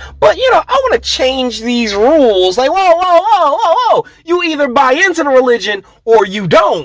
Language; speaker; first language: English; native; English